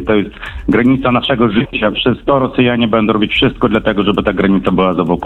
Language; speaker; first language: Polish; non-native, fluent; Ukrainian